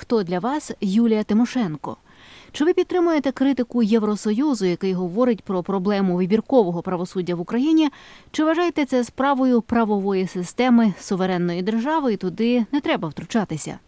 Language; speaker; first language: Ukrainian; native; Ukrainian